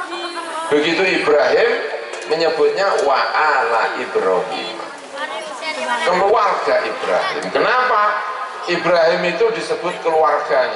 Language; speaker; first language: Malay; non-native, local second language; Javanese